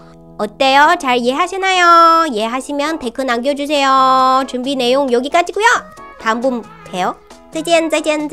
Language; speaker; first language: Korean; non-native, fluent; Chinese